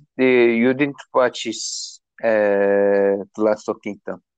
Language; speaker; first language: English; non-native, learner; Turkish